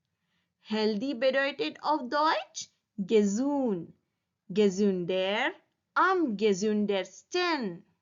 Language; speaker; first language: German; non-native, learner; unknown